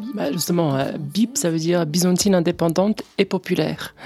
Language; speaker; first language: French; non-native, fluent; Romanian